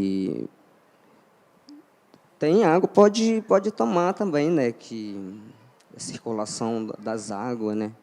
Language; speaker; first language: Portuguese; non-native, local second language; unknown